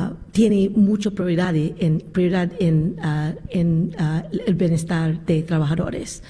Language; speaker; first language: Spanish; non-native, learner; English